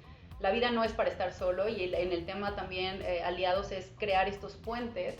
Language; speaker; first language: Spanish; native; Spanish